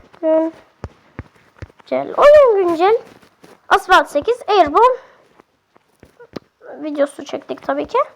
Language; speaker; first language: Turkish; native; Turkish